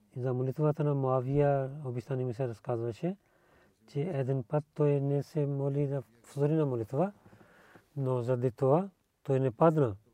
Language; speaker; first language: Bulgarian; non-native, learner; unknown